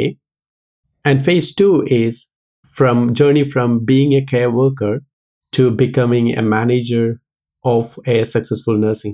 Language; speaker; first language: English; non-native, local second language; Malayalam